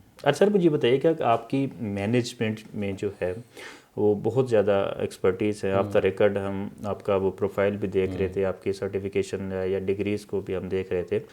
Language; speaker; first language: Urdu; native; Urdu